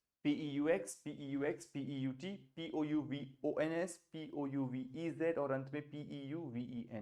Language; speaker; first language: French; non-native, fluent; Hindi